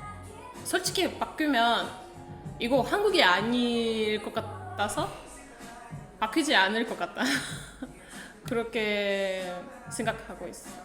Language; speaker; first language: Korean; non-native, fluent; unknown